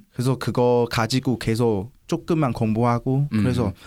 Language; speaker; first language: Korean; non-native, learner; Chinese